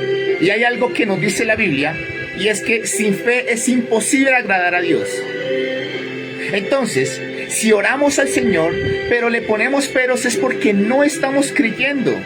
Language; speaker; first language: Spanish; native; Spanish